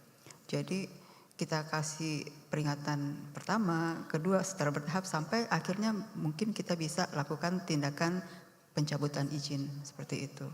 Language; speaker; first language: Indonesian; native; Indonesian